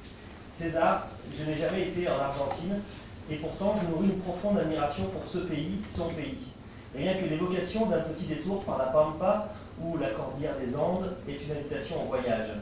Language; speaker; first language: French; native; French